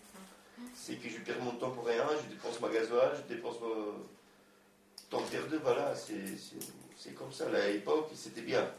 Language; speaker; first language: French; non-native, learner; Romanian